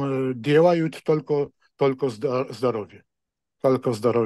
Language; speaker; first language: Russian; non-native, learner; Polish